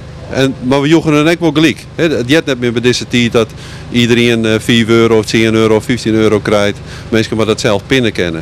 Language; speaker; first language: Dutch; native; Dutch